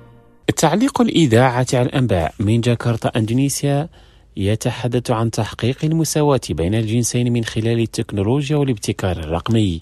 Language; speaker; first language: Arabic; non-native, fluent; Indonesian